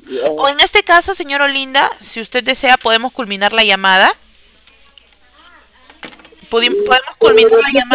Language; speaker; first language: Spanish; native; Spanish